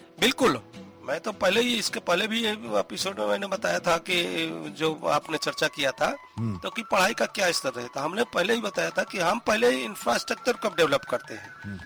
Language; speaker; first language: Hindi; native; Hindi